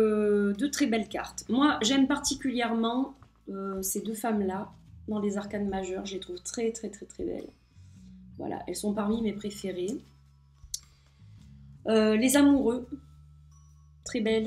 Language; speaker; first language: French; native; French